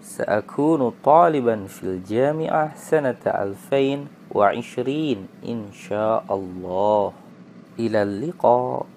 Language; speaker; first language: Arabic; non-native, learner; Indonesian